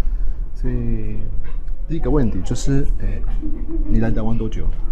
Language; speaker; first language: Chinese; non-native, fluent; Spanish